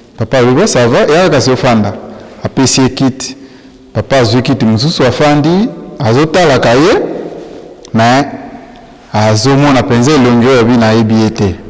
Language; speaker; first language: Lingala; non-native, local second language; Swahili